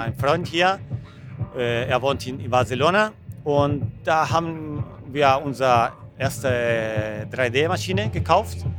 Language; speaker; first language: German; non-native, learner; Spanish